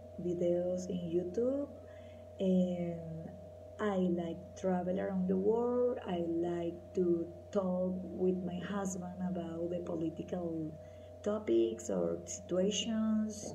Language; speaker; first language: English; non-native, learner; Spanish